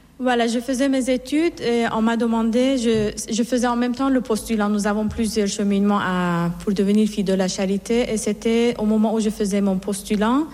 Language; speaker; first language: French; non-native, fluent; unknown